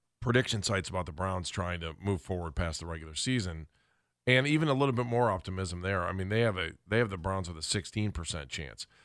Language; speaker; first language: English; native; English